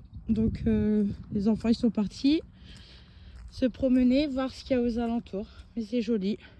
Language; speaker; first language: French; native; French